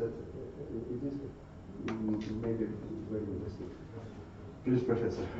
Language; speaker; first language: English; non-native, learner; Russian